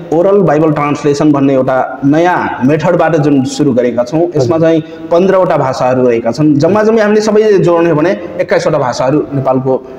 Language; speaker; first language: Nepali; non-native, local second language; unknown